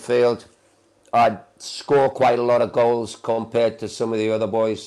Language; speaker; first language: English; native; English